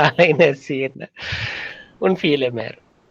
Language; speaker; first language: German; non-native, learner; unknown